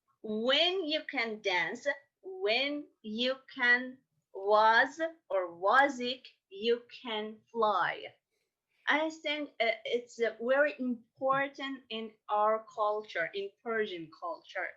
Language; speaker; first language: English; non-native, learner; Persian